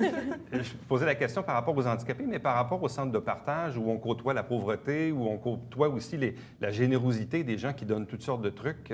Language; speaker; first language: French; native; French